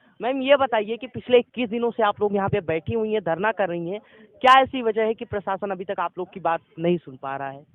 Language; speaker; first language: Hindi; native; Hindi